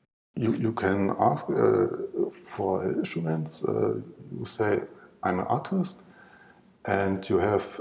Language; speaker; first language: English; non-native, learner; German